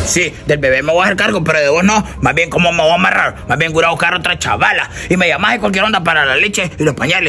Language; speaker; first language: Spanish; native; Spanish